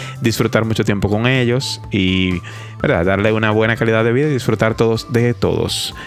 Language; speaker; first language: Spanish; native; Spanish